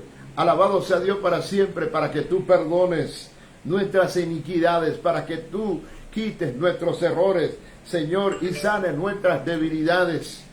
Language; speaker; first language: Spanish; native; Spanish